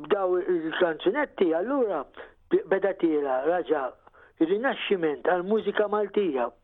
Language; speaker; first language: Maltese; native; Maltese